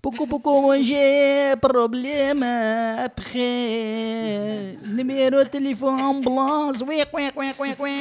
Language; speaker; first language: French; non-native, learner; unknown